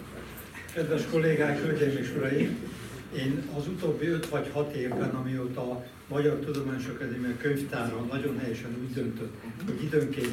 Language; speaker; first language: Hungarian; native; Hungarian